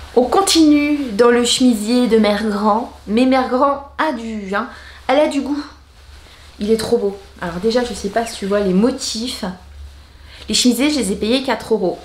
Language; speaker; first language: French; native; French